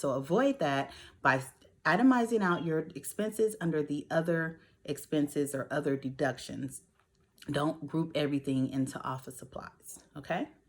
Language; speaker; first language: English; native; English